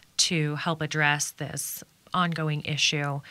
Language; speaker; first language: English; native; English